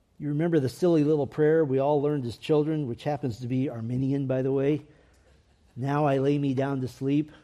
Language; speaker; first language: English; native; English